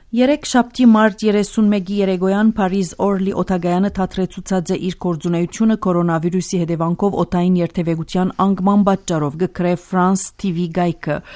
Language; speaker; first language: Armenian; native; Armenian